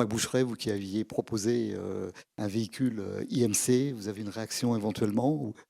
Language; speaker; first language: French; native; French